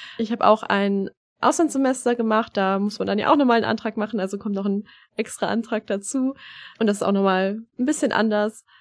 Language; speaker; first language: German; early bilingual, other home language; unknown